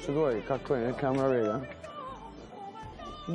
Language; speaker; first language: Japanese; non-native, learner; English